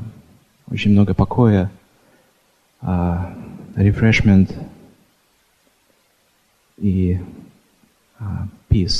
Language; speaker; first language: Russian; early bilingual, other home language; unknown